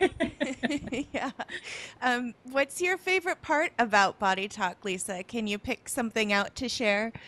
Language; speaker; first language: English; native; English